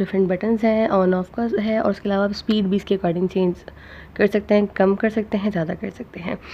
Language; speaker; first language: Urdu; non-native, local second language; Punjabi